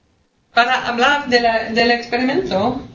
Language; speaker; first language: Spanish; non-native, fluent; French